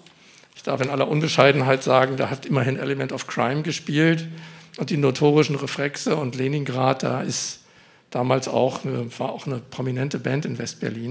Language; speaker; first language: German; native; German